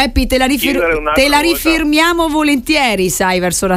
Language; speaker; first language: Italian; native; Italian